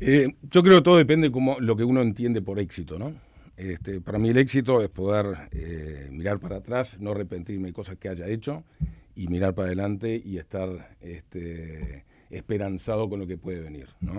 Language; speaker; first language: Spanish; native; Spanish